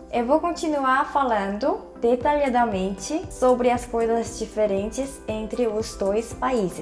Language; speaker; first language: Portuguese; non-native, fluent; Korean